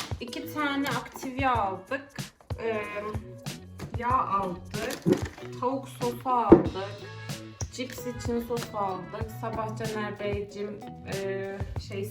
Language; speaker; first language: Turkish; native; Turkish